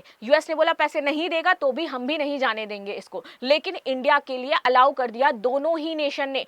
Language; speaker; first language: Hindi; native; Hindi